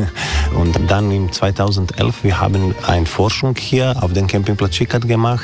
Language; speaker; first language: German; non-native, learner; Croatian